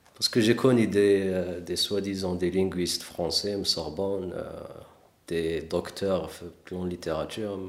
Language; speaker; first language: French; non-native, local second language; Arabic